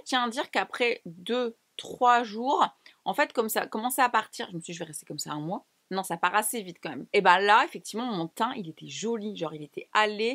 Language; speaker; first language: French; native; French